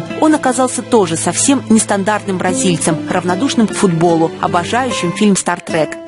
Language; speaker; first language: Russian; native; Russian